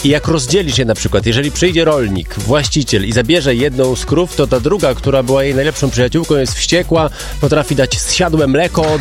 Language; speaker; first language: Polish; native; Polish